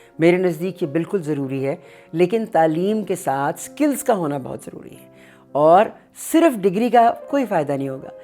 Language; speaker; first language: Urdu; native; Urdu